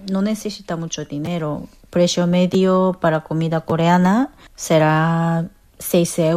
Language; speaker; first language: Spanish; non-native, fluent; Korean